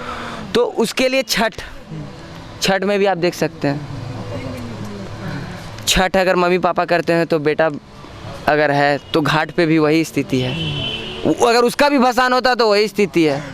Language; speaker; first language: Hindi; native; Hindi